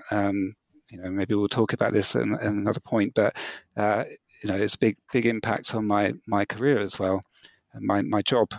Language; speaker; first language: English; native; English